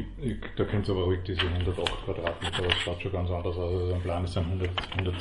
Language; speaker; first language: German; native; German